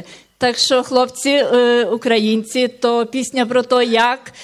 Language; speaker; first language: Czech; non-native, learner; Ukrainian